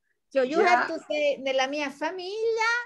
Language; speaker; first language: English; non-native, fluent; Italian